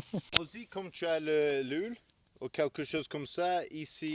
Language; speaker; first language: French; non-native, learner; English